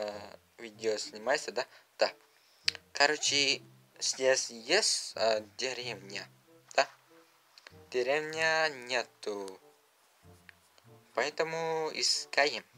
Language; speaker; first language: Russian; non-native, learner; Uzbek